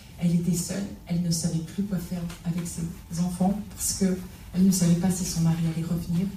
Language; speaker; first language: French; native; French